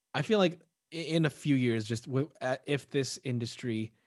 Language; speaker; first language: English; early bilingual, other home language; Filipino